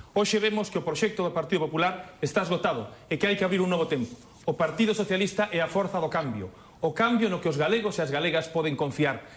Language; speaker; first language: Galician; native; Galician